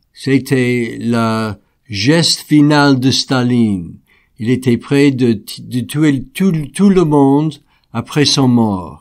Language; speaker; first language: French; non-native, fluent; English